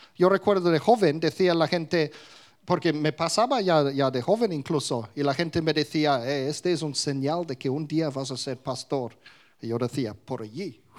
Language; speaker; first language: Spanish; non-native, fluent; English